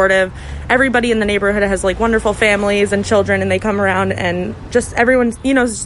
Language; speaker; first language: English; native; English